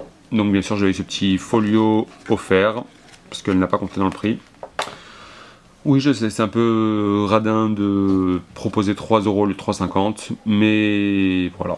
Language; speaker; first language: French; native; French